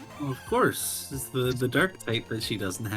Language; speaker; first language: English; native; English